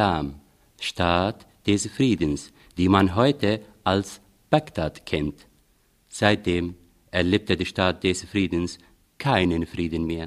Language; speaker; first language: German; non-native, fluent; Arabic